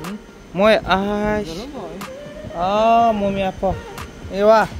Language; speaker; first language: Korean; non-native, learner; Nepali